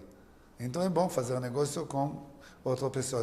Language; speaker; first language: Portuguese; non-native, learner; Hebrew